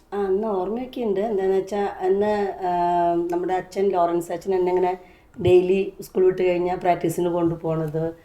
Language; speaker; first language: Malayalam; native; Malayalam